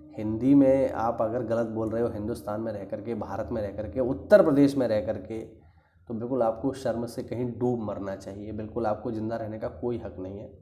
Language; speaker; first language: Hindi; native; Hindi